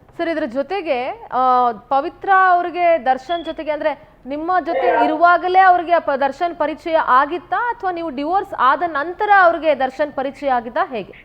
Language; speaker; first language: Kannada; native; Kannada